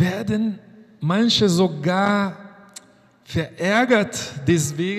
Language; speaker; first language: German; non-native, fluent; Portuguese